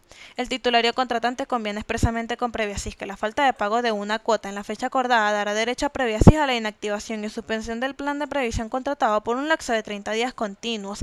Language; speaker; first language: Spanish; native; Spanish